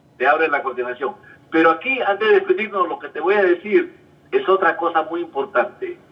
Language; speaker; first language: Spanish; native; Spanish